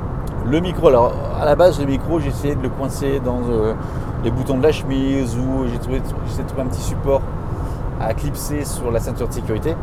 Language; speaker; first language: French; native; French